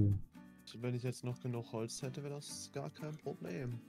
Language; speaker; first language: German; native; German